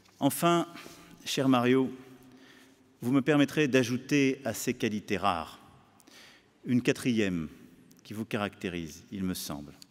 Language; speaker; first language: French; native; French